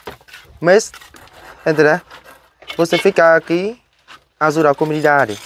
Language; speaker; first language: Portuguese; non-native, learner; Vietnamese